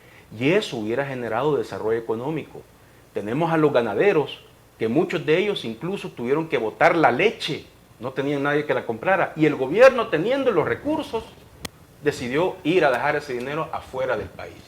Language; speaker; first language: Spanish; native; Spanish